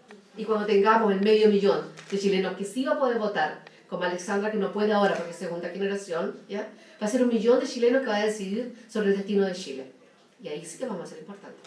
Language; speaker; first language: Spanish; native; Spanish